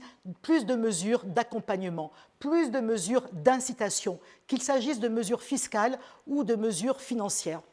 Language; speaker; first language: French; native; French